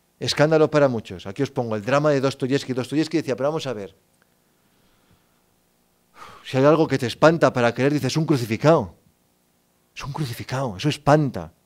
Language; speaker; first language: Spanish; native; Spanish